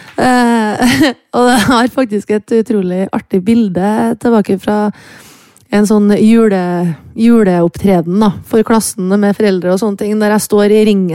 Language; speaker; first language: Norwegian; native; Norwegian